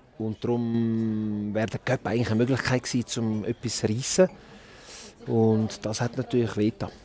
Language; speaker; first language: German; early bilingual, other home language; Italian